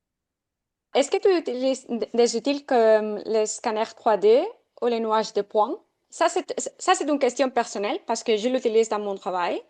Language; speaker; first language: French; non-native, fluent; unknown